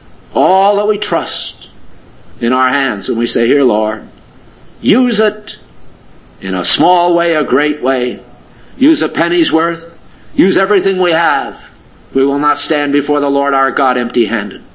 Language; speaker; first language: English; native; English